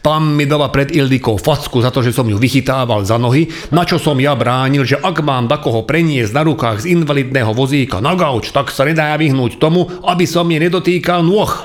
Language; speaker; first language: Slovak; non-native, local second language; Hungarian